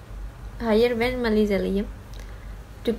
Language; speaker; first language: Turkish; non-native, learner; Malay